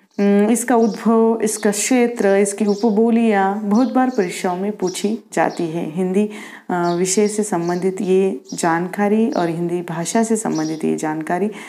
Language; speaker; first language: Hindi; non-native, local second language; Marathi